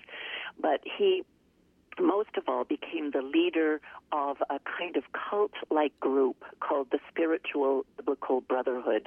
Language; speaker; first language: English; native; English